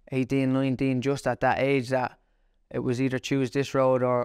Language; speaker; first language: English; native; English